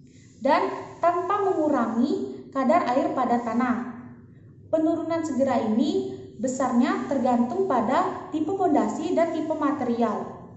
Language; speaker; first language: Indonesian; native; Indonesian